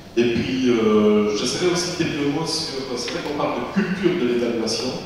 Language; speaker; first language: French; native; French